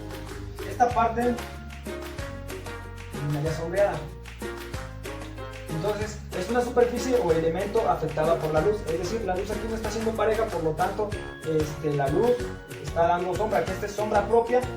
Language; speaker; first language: Spanish; native; Spanish